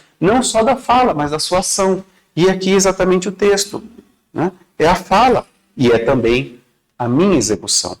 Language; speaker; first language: Portuguese; native; Portuguese